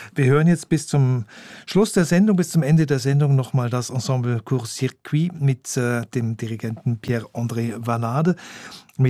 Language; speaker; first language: German; native; German